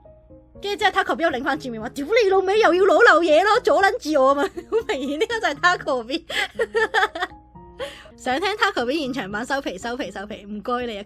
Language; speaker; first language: Cantonese; native; Cantonese